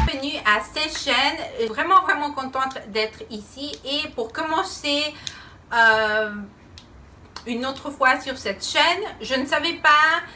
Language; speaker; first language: French; non-native, fluent; Spanish